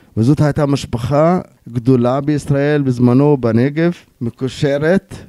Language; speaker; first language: Hebrew; non-native, local second language; Arabic